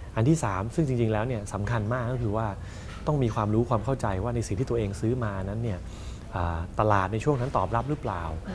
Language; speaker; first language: Thai; native; Thai